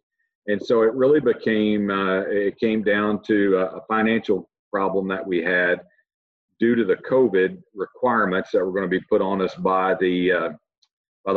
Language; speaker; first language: English; native; English